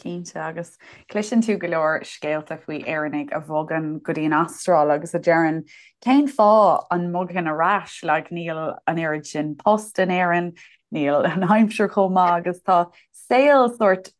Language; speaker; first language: Irish; native; Irish